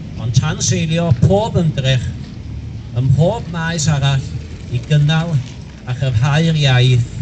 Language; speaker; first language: Welsh; native; Welsh